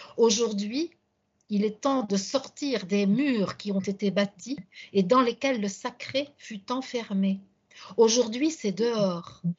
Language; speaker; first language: French; native; French